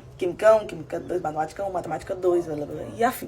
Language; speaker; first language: Portuguese; native; Portuguese